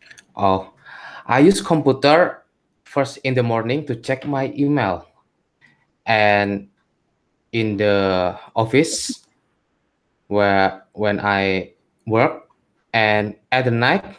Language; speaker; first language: English; non-native, learner; Indonesian